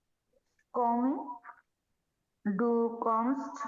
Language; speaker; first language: German; non-native, learner; Bangla